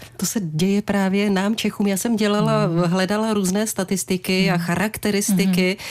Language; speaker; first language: Czech; native; Czech